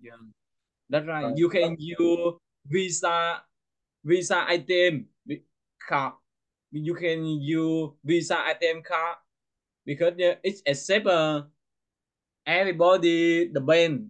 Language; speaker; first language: English; non-native, learner; Vietnamese